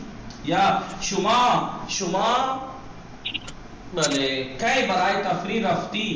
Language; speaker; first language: Persian; non-native, fluent; Urdu